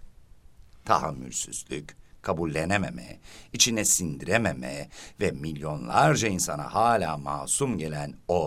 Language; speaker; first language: Turkish; native; Turkish